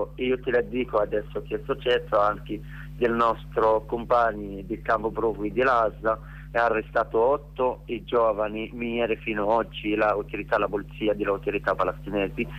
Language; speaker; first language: Italian; non-native, learner; Arabic